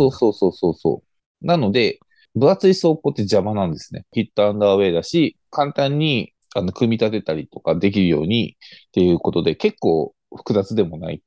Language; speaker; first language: Japanese; native; Japanese